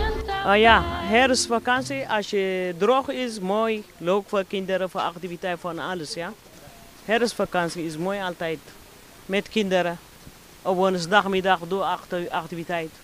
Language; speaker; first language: Dutch; non-native, learner; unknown